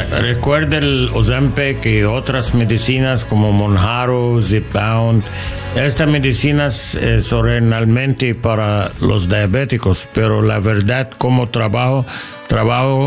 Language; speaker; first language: Spanish; non-native, learner; English